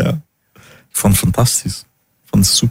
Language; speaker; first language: Dutch; non-native, learner; Portuguese